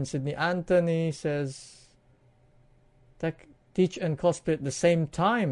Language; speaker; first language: English; non-native, local second language; Pampanga